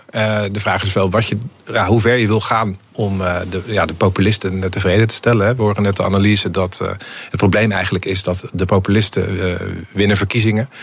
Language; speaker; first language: Dutch; native; Dutch